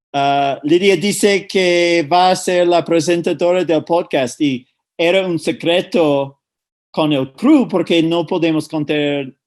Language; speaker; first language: Spanish; non-native, fluent; English